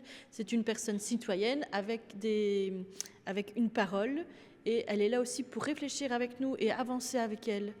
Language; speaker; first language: French; native; French